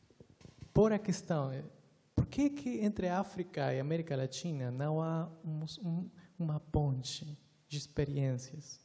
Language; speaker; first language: Portuguese; non-native, fluent; Spanish